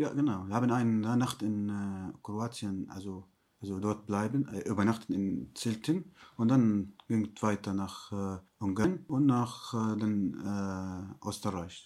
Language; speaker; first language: German; non-native, learner; Arabic